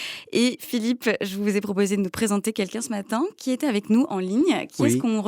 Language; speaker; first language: French; native; French